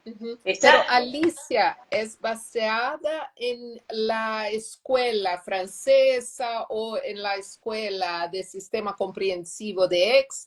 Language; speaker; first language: Spanish; non-native, learner; Portuguese